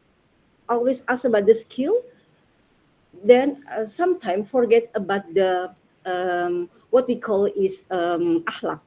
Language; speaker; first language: English; non-native, learner; Indonesian